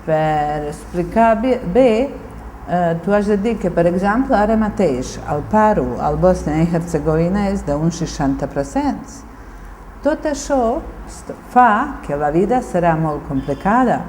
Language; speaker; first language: Catalan; non-native, fluent; Bosnian